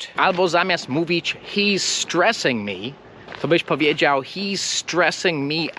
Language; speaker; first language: Polish; non-native, fluent; English